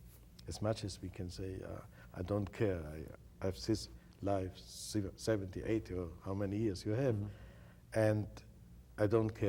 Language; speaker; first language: English; non-native, fluent; German